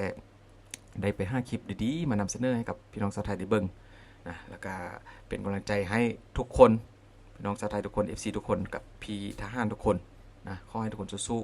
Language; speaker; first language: Thai; non-native, local second language; Northeastern Thai